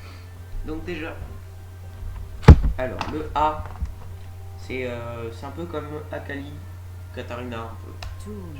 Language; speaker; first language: French; native; French